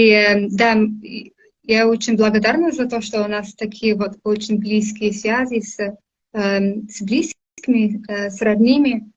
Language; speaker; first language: Russian; non-native, fluent; English